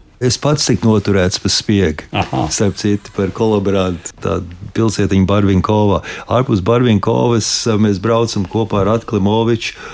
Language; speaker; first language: Latvian; early bilingual, heritage; Latvian